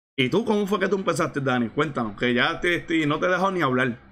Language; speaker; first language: Spanish; native; Spanish